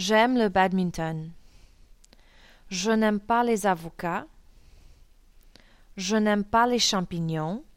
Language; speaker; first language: French; non-native, learner; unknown